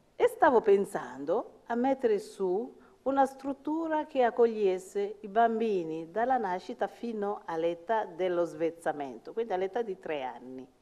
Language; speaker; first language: Italian; non-native, fluent; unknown